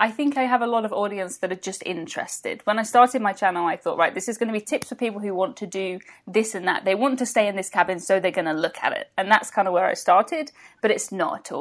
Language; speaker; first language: English; native; English